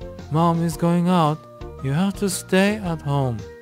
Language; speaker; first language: English; non-native, fluent; Japanese